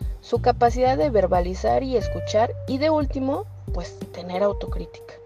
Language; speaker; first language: Spanish; native; Spanish